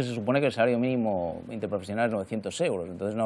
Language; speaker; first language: Spanish; native; Spanish